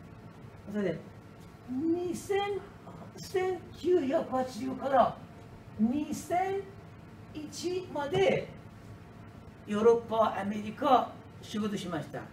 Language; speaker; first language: Japanese; non-native, learner; Persian